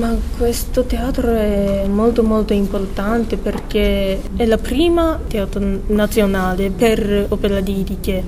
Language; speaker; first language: Italian; non-native, learner; Japanese